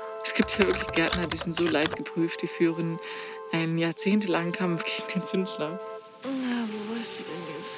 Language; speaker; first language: German; native; German